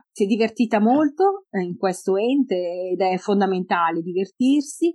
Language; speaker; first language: Italian; native; Italian